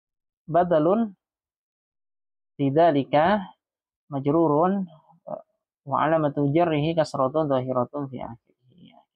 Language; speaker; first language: Arabic; non-native, fluent; Indonesian